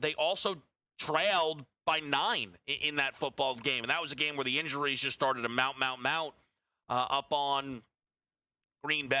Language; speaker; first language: English; native; English